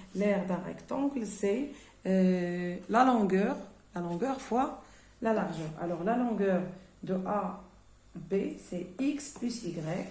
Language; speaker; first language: French; non-native, local second language; Arabic